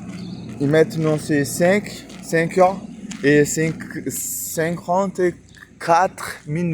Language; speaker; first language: French; non-native, learner; Portuguese